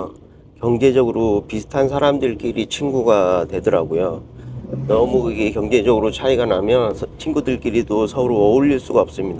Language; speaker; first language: Korean; native; Korean